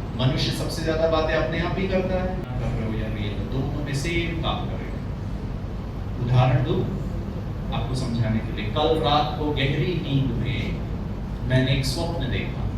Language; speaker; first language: Hindi; non-native, local second language; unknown